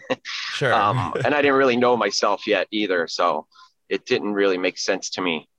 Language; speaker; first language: English; native; English